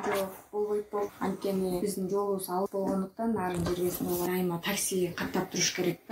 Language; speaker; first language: Kyrgyz; native; Kyrgyz